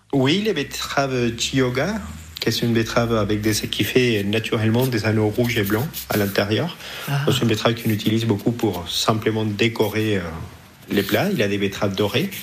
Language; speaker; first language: French; non-native, fluent; Spanish